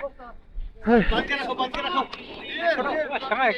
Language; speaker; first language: Hindi; non-native, local second language; Mizo